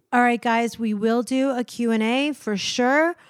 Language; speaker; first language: English; early bilingual, other home language; Persian